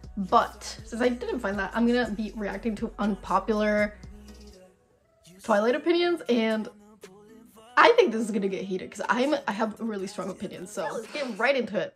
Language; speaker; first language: English; native; English